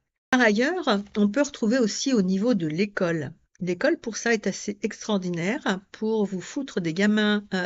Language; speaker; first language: French; native; French